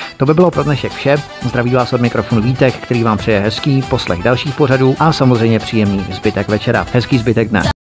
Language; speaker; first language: Czech; native; Czech